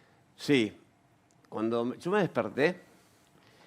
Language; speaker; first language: Spanish; native; Spanish